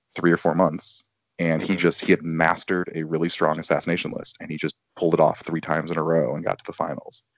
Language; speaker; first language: English; native; English